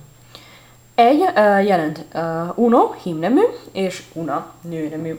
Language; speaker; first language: Hungarian; non-native, learner; Italian